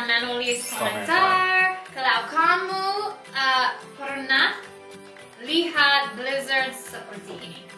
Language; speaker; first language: Indonesian; non-native, learner; English